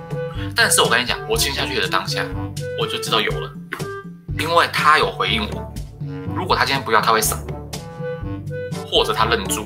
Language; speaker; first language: Chinese; native; Chinese